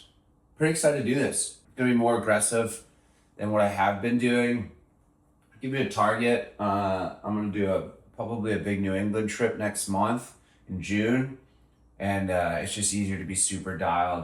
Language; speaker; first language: English; native; English